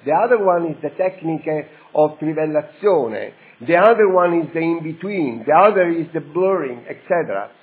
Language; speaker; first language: English; non-native, fluent; Italian